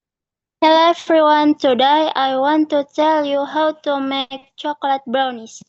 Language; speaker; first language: English; non-native, learner; Indonesian